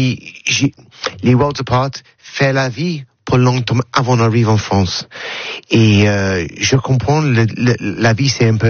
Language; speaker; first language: French; non-native, learner; English